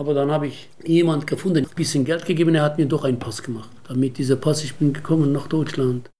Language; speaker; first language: German; non-native, learner; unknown